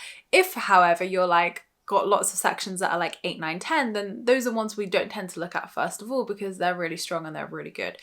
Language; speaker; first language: English; native; English